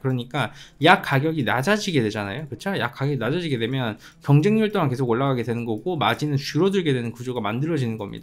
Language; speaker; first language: Korean; native; Korean